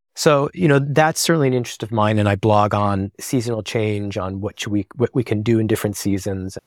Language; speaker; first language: English; native; English